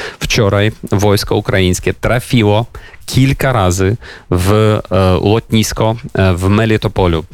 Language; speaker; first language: Polish; non-native, fluent; Ukrainian